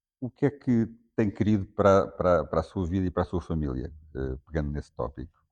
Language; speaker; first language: Portuguese; native; Portuguese